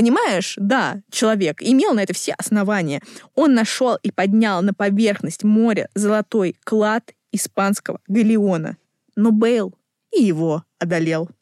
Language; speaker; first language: Russian; native; Russian